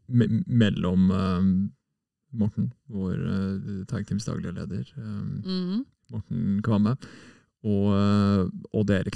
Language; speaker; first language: Norwegian; native; Norwegian